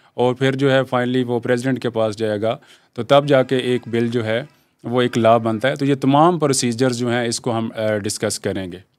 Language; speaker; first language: Urdu; native; Urdu